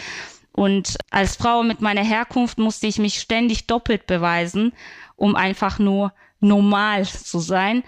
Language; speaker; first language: German; non-native, fluent; Turkish